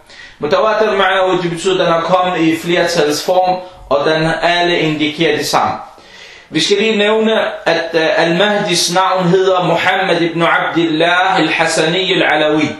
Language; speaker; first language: Danish; early bilingual, other home language; Arabic